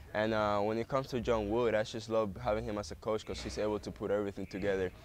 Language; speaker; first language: English; early bilingual, other home language; Spanish